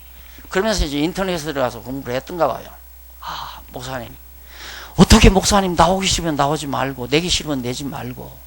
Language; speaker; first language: Korean; native; Korean